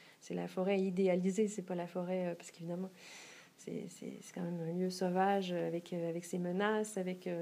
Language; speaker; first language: French; native; French